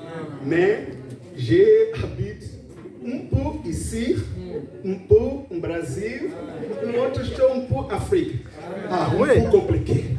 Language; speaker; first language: French; non-native, learner; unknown